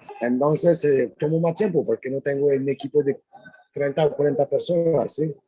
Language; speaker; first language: Spanish; non-native, learner; French